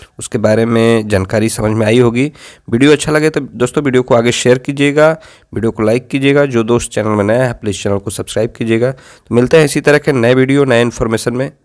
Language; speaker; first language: Hindi; native; Hindi